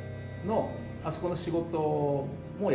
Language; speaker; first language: Japanese; native; Japanese